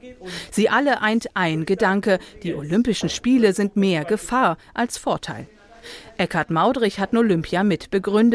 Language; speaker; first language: German; native; German